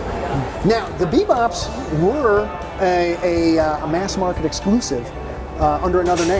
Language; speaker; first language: English; native; English